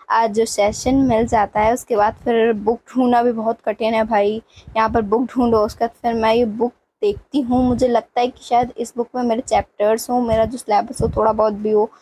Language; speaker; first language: Hindi; native; Hindi